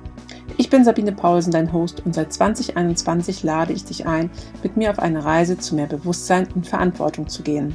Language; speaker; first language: German; native; German